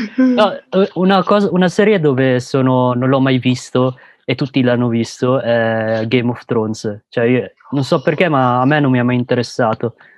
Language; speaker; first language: Italian; early bilingual, other home language; Filipino